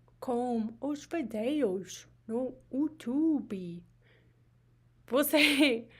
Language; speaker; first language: Portuguese; non-native, learner; English